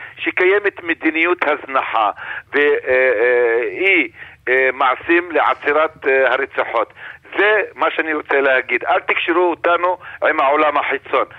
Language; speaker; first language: Hebrew; non-native, local second language; Arabic